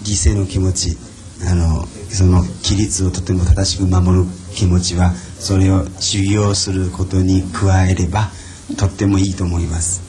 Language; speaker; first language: Japanese; non-native, fluent; Chinese